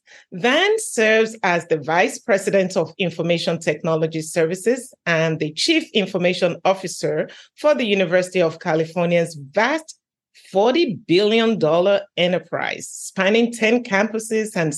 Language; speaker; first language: English; native; English